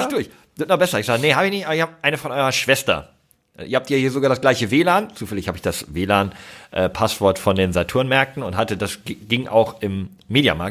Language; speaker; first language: German; native; German